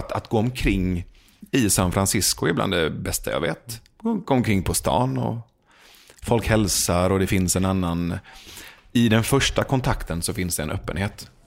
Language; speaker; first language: Swedish; early bilingual, other home language; Persian